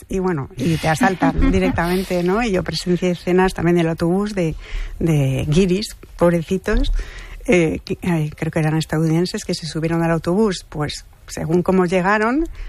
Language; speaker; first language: Spanish; non-native, fluent; French